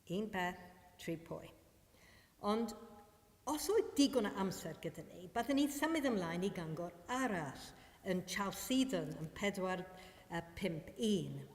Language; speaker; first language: Welsh; non-native, fluent; Maltese